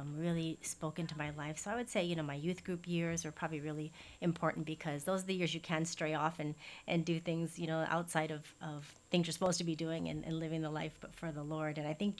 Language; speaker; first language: English; native; English